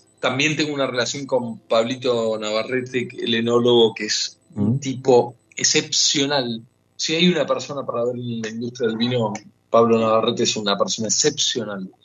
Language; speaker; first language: Spanish; native; Spanish